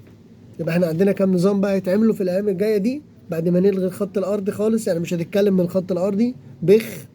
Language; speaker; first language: Arabic; native; Arabic